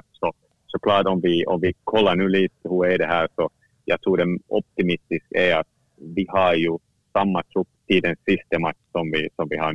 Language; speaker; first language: Swedish; non-native, fluent; Finnish